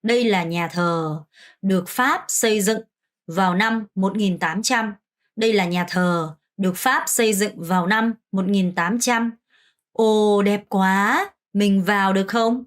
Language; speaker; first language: Vietnamese; non-native, fluent; Korean